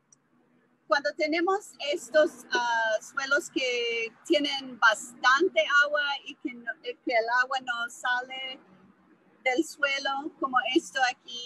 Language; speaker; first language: Spanish; non-native, fluent; English